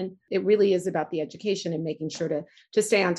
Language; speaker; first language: English; native; English